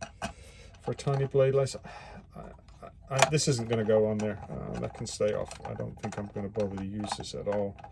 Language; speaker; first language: English; native; English